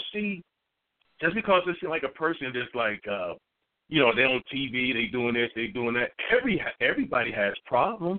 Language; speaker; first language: English; native; English